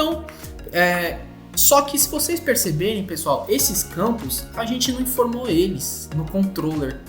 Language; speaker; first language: Portuguese; native; Portuguese